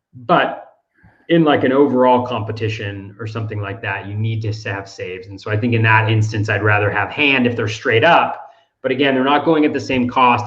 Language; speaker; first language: English; native; English